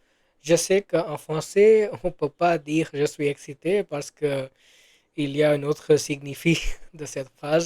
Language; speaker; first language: French; non-native, learner; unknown